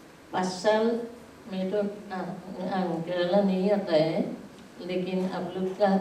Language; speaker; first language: Hindi; non-native, local second language; Assamese